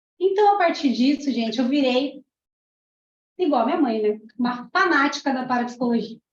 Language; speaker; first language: Portuguese; early bilingual, other home language; Spanish